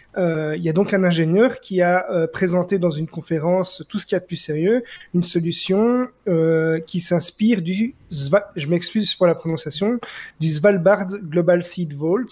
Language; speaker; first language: French; native; French